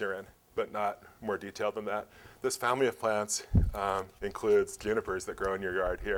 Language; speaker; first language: English; native; English